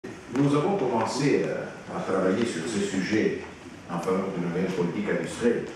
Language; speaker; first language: French; non-native, fluent; Italian